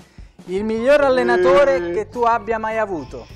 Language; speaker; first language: Italian; native; Italian